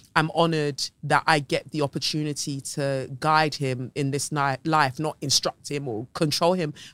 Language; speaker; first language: English; native; English